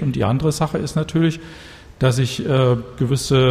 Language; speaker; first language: German; native; German